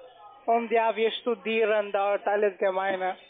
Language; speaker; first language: German; non-native, fluent; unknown